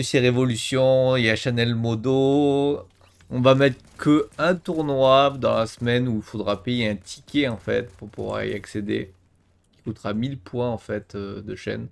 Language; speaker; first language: French; native; French